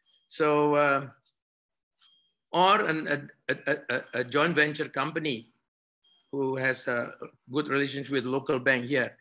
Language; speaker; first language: English; non-native, fluent; Indonesian